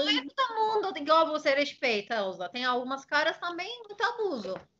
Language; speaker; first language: Portuguese; non-native, fluent; Turkish